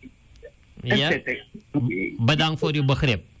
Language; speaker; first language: Dutch; native; Dutch